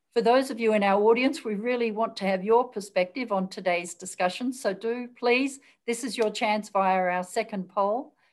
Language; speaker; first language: English; native; English